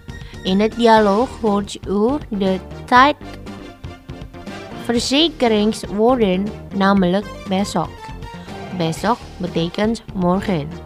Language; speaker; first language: Dutch; non-native, fluent; Indonesian